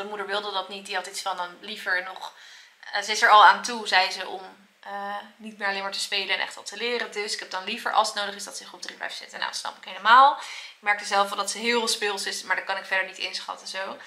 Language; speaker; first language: Dutch; native; Dutch